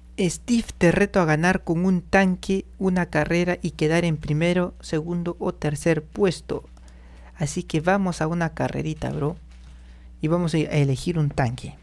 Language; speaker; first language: Spanish; native; Spanish